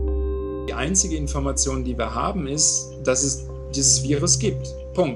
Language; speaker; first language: German; native; German